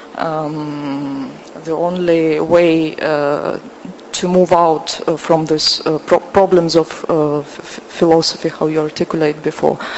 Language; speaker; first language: English; non-native, fluent; Russian